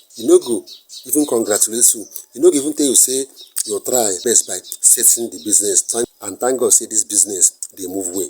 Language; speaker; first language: Nigerian Pidgin; non-native, local second language; Igbo